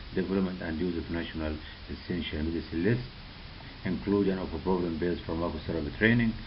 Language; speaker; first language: English; non-native, local second language; Arabic